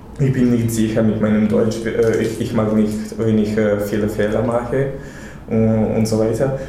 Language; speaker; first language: German; non-native, learner; Serbian